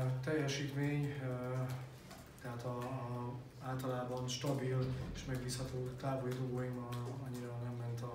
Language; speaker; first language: Hungarian; native; Hungarian